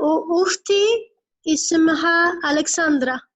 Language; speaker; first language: Arabic; non-native, learner; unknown